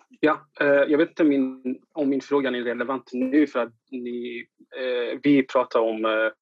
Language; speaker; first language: Swedish; non-native, learner; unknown